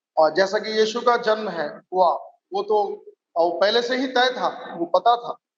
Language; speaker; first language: Hindi; non-native, local second language; Marathi